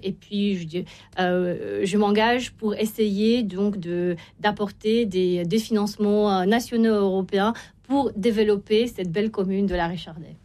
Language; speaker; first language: French; non-native, fluent; Romanian